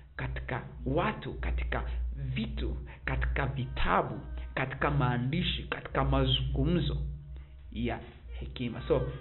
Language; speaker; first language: Swahili; native; Swahili